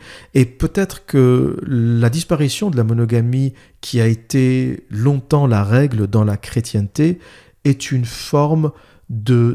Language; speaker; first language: French; native; French